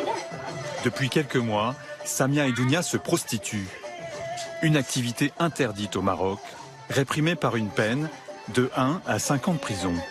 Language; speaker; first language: French; native; French